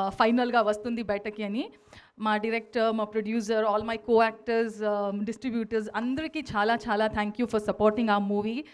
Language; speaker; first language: Telugu; non-native, learner; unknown